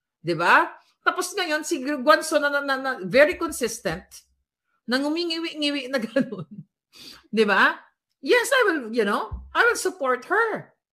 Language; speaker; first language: Filipino; non-native, local second language; Hiligaynon